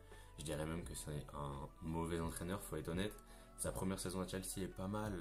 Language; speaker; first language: French; native; French